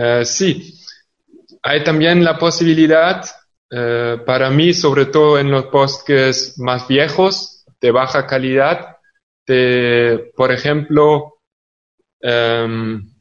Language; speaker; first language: Spanish; non-native, fluent; German